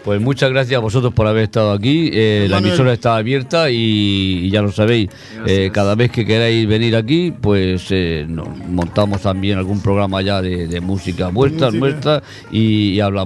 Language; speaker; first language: Spanish; native; Spanish